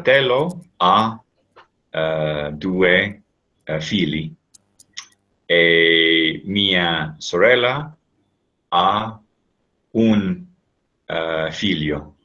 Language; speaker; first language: Italian; non-native, learner; English